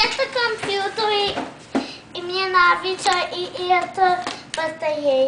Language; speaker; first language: Russian; early bilingual, heritage; Russian